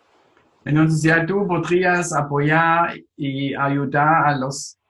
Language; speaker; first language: Spanish; non-native, fluent; German